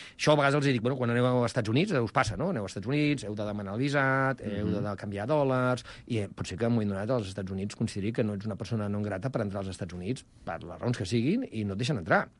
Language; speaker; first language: Catalan; native; Catalan